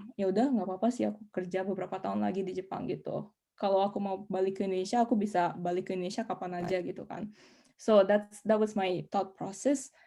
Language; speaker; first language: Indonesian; native; Indonesian